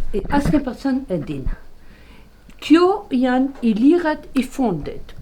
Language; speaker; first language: Albanian; non-native, learner; French